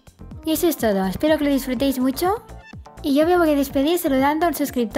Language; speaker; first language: Spanish; native; Spanish